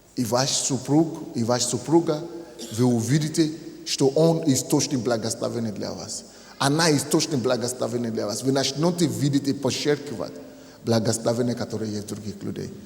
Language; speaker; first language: Russian; non-native, fluent; Yoruba